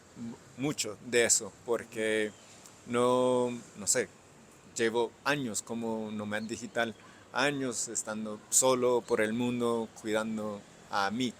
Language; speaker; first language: Spanish; non-native, fluent; English